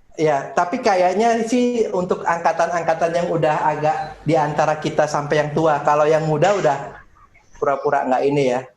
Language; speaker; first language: Indonesian; native; Indonesian